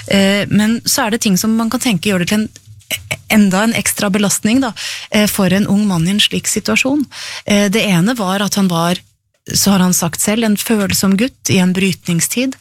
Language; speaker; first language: Norwegian; native; Norwegian